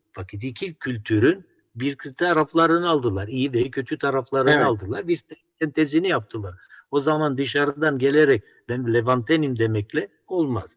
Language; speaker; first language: Turkish; non-native, local second language; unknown